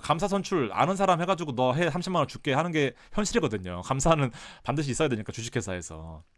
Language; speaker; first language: Korean; native; Korean